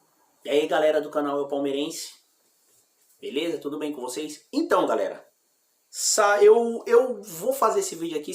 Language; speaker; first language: Portuguese; native; Portuguese